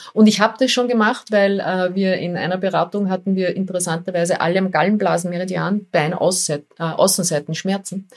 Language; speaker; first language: German; native; German